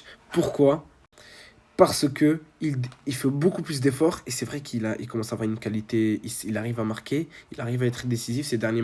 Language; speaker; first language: French; native; French